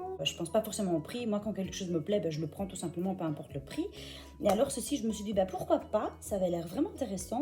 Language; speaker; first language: French; native; French